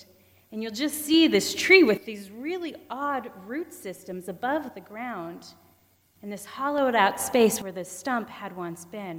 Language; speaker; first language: English; native; English